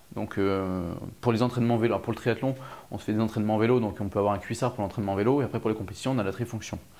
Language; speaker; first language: French; native; French